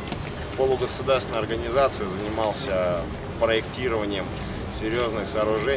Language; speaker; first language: Russian; native; Russian